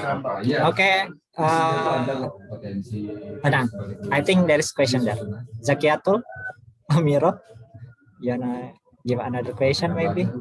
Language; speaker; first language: English; non-native, fluent; Indonesian